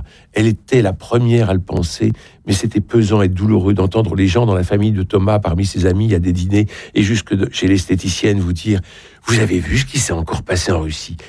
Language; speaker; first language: French; native; French